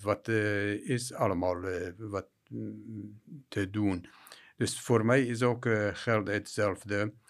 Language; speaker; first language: Dutch; non-native, fluent; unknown